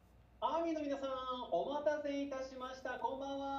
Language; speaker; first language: Japanese; native; Japanese